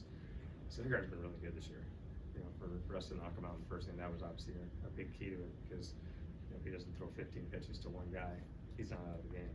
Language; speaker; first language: English; native; English